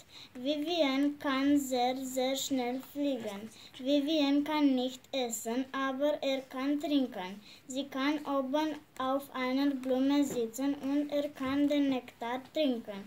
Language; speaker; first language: German; non-native, learner; Romanian